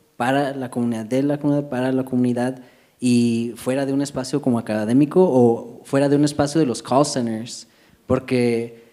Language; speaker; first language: Spanish; early bilingual, heritage; Spanish